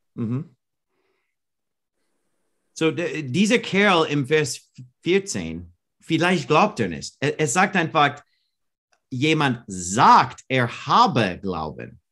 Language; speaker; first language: German; non-native, fluent; English